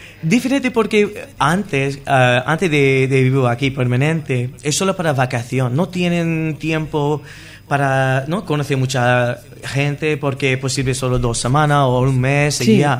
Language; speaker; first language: Spanish; non-native, learner; English